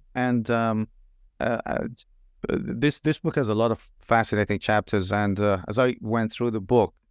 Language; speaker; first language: English; non-native, fluent; Persian